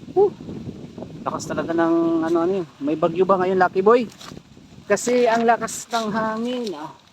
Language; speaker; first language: Filipino; non-native, local second language; Cebuano